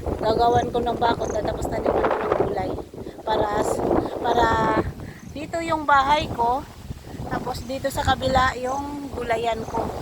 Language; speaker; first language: Filipino; non-native, local second language; Cebuano